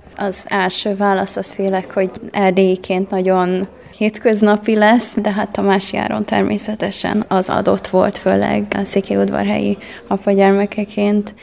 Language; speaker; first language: Hungarian; early bilingual, heritage; Hungarian